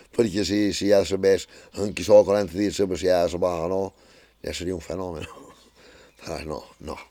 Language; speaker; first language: Catalan; native; Catalan